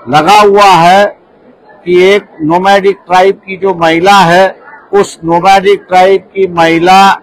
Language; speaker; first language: Hindi; non-native, local second language; Marathi